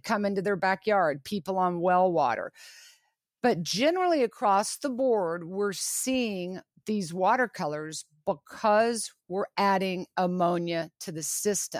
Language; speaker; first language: English; native; English